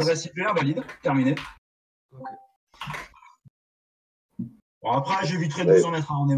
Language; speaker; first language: French; native; French